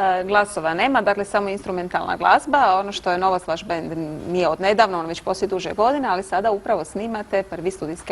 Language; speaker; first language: Croatian; native; Croatian